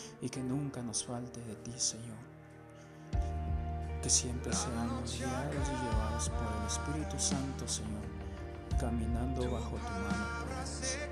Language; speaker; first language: Spanish; native; Spanish